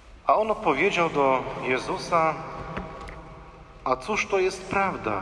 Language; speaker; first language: Polish; native; Polish